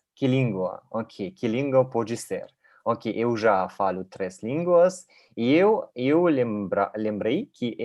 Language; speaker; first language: Portuguese; non-native, learner; Russian